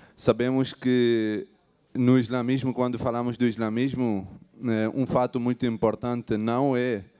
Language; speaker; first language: Portuguese; non-native, fluent; Urdu